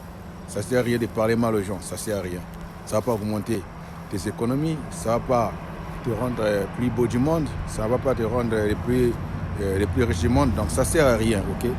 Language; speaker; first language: French; non-native, local second language; Lingala